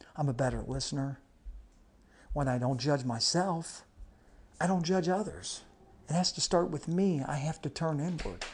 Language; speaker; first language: English; native; English